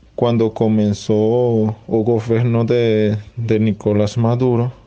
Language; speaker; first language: Portuguese; non-native, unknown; Spanish